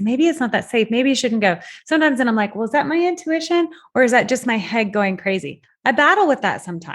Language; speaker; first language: English; native; English